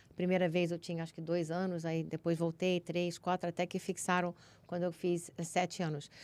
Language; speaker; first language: Portuguese; early bilingual, heritage; Portuguese